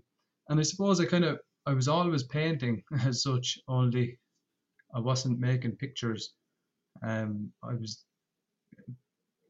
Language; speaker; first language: English; native; English